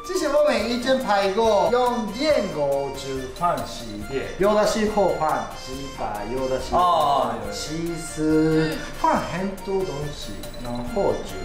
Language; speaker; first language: Chinese; non-native, fluent; Japanese